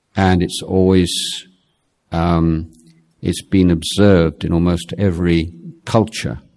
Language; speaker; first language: English; native; English